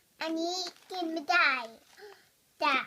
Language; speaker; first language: Thai; early bilingual, heritage; English